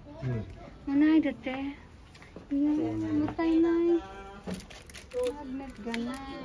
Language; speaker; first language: Japanese; non-native, learner; Filipino